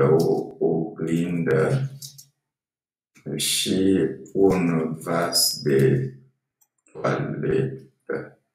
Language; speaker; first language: Romanian; non-native, fluent; French